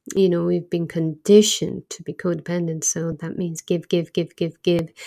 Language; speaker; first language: English; native; English